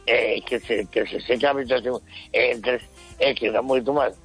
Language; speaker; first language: Spanish; non-native, local second language; Galician